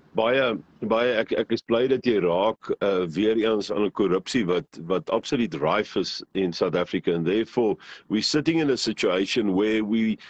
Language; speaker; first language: English; non-native, local second language; Afrikaans